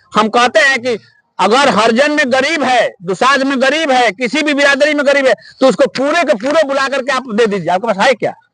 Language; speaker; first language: Hindi; native; Hindi